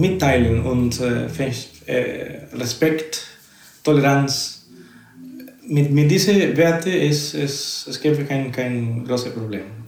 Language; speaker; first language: German; non-native, fluent; Spanish